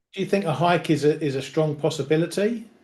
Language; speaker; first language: English; native; English